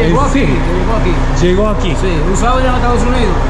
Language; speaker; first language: Spanish; native; Spanish